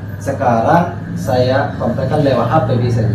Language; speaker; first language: Indonesian; non-native, learner; Rohingya